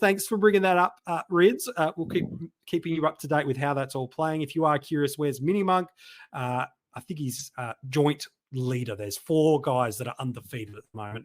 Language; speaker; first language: English; native; English